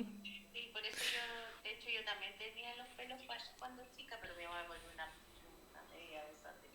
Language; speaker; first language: Spanish; native; Spanish